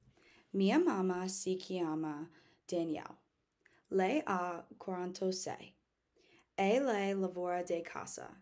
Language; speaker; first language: Italian; non-native, learner; English